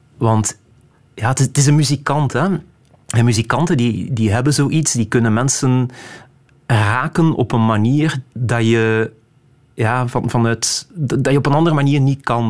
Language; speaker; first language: Dutch; native; Dutch